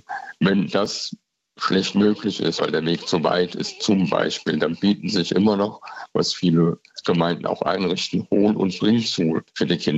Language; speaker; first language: German; native; German